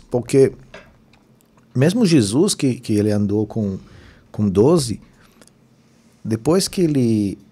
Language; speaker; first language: Portuguese; non-native, fluent; Hebrew